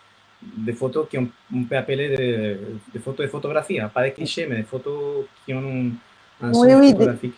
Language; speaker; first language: French; non-native, fluent; Spanish